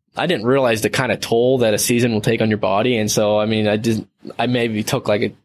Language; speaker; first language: English; native; English